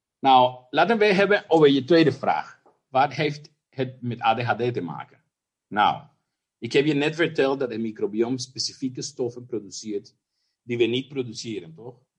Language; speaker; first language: Dutch; non-native, fluent; Spanish